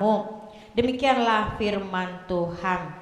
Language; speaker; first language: Indonesian; native; Indonesian